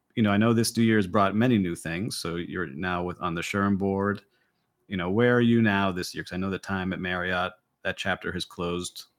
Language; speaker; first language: English; native; English